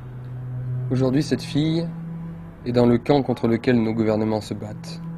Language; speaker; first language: French; native; French